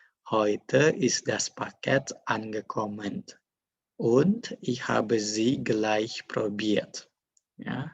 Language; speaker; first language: German; non-native, fluent; Indonesian